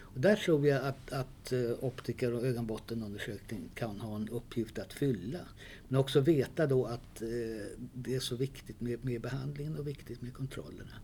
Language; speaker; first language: Swedish; native; Swedish